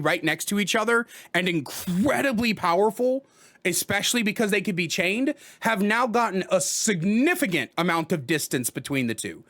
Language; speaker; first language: English; native; English